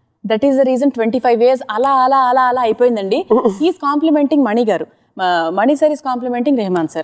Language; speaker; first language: Telugu; native; Telugu